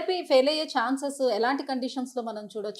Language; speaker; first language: Telugu; native; Telugu